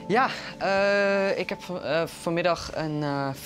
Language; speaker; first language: Dutch; native; Dutch